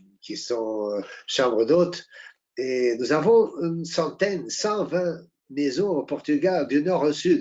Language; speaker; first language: French; non-native, fluent; Portuguese